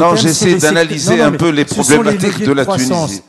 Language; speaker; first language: French; non-native, local second language; Arabic